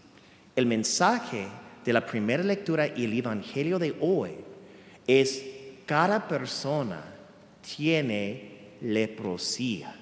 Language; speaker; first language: Spanish; non-native, fluent; English